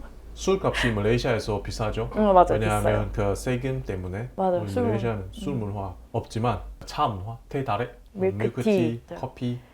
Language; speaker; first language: Korean; non-native, fluent; Chinese